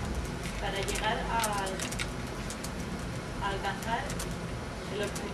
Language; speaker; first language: Spanish; native; Spanish